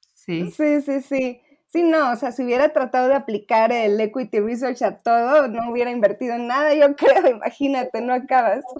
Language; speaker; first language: Spanish; native; Spanish